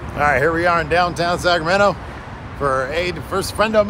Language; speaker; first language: English; native; English